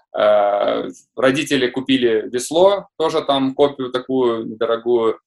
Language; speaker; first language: Russian; native; Russian